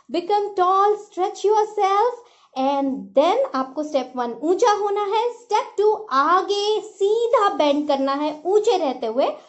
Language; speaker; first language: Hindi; non-native, local second language; Marathi